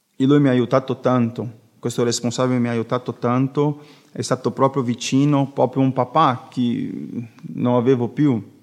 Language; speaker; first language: Italian; non-native, learner; Portuguese